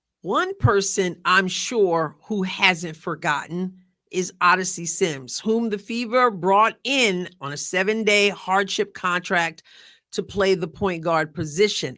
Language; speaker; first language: English; native; English